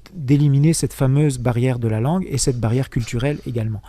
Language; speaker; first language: French; native; French